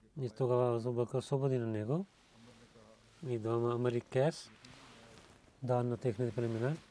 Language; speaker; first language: Bulgarian; non-native, learner; Urdu